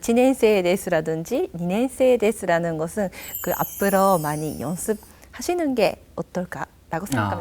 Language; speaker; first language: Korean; non-native, fluent; Japanese